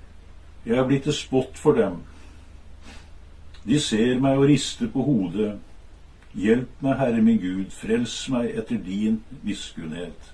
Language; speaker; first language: Norwegian; native; Norwegian